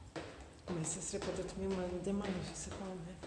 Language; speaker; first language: French; non-native, fluent; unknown